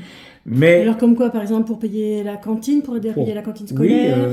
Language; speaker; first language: French; native; French